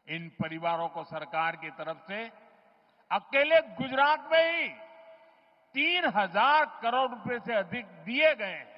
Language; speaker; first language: Hindi; non-native, local second language; Gujarati